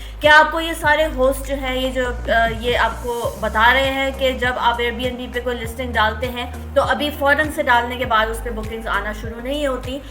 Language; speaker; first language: Urdu; native; Urdu